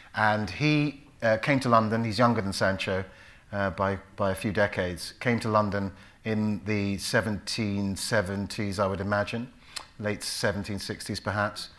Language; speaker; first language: English; native; English